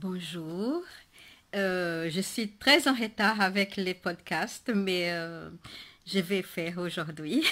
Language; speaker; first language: French; non-native, fluent; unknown